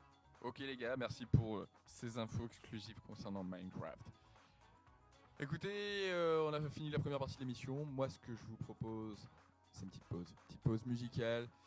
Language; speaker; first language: French; native; French